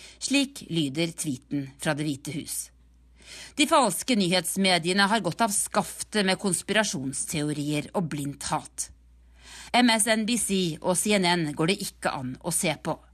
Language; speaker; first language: Norwegian; native; Norwegian